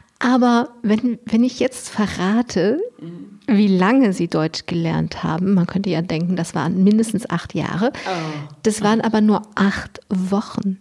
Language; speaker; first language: German; native; German